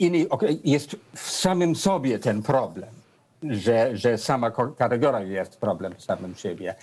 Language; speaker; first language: Polish; non-native, fluent; English